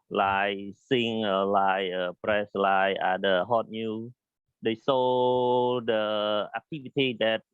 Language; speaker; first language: English; non-native, learner; Khmer